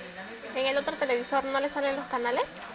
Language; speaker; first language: Spanish; native; Spanish